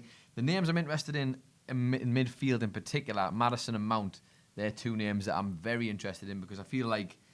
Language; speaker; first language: English; native; English